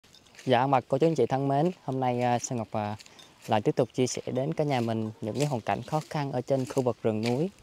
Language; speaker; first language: Vietnamese; native; Vietnamese